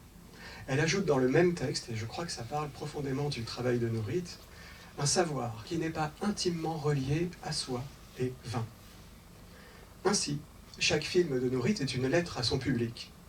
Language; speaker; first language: French; native; French